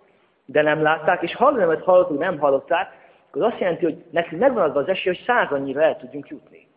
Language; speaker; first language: Hungarian; native; Hungarian